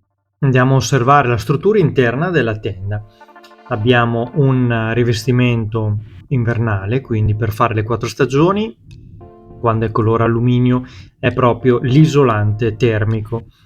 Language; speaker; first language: Italian; native; Italian